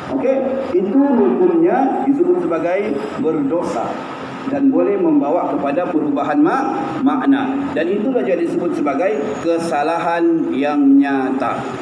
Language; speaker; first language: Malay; native; Malay